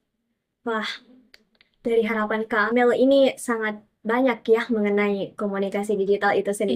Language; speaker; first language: Indonesian; native; Indonesian